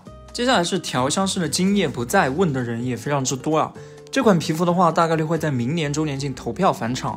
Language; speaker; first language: Chinese; native; Chinese